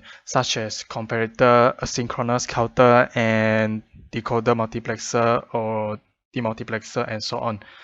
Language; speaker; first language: English; non-native, fluent; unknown